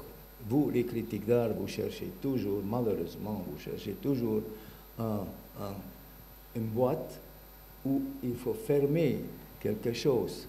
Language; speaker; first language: French; non-native, learner; Bulgarian